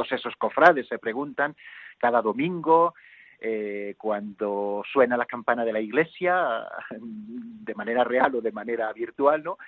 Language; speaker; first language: Spanish; native; Spanish